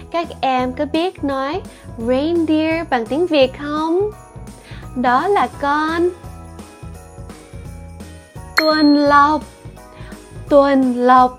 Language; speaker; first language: Vietnamese; early bilingual, heritage; Vietnamese